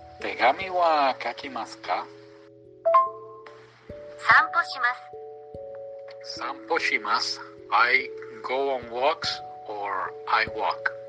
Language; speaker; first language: Japanese; non-native, learner; English